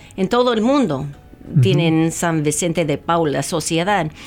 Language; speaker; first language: Spanish; non-native, fluent; English